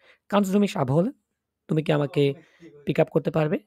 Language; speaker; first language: German; non-native, fluent; Bangla